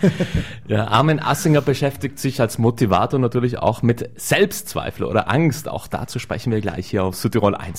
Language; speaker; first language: German; native; German